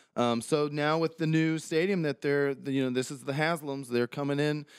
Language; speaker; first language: English; native; English